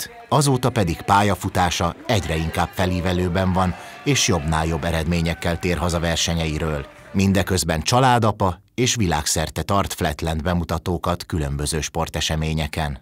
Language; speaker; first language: Hungarian; native; Hungarian